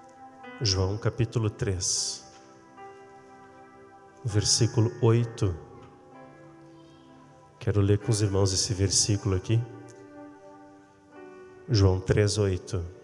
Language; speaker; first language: Portuguese; native; Portuguese